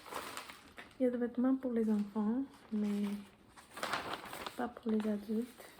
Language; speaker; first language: French; non-native, fluent; Spanish